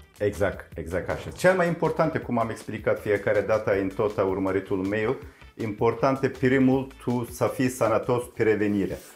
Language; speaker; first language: Romanian; non-native, learner; Turkish